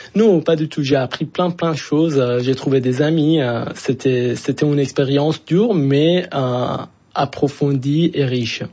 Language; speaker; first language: French; non-native, fluent; Persian